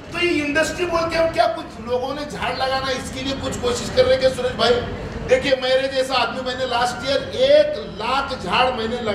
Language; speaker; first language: Hindi; non-native, local second language; Marathi